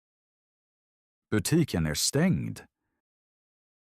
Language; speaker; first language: Swedish; non-native, fluent; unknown